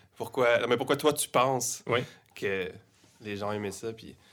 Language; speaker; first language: French; native; French